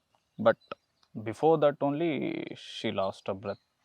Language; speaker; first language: Telugu; non-native, learner; Kannada